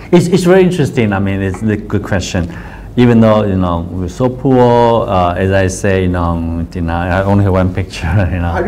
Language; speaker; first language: English; non-native, fluent; Chinese